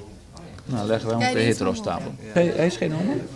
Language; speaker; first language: Dutch; native; Dutch